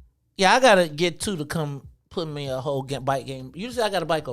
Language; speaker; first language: English; native; English